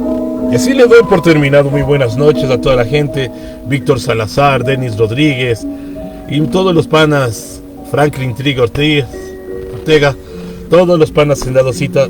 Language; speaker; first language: Spanish; native; Spanish